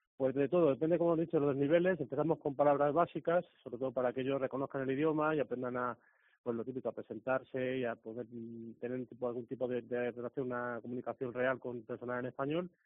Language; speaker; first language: Spanish; native; Spanish